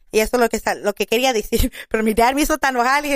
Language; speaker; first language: Spanish; early bilingual, heritage; Spanish